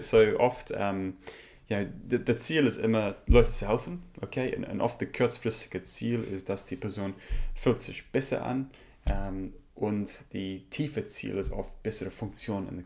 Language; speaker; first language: German; non-native, learner; English